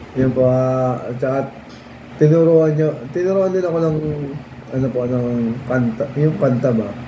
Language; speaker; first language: Filipino; native; Filipino